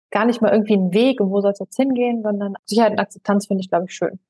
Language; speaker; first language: German; native; German